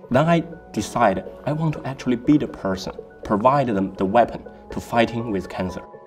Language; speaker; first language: English; non-native, fluent; Chinese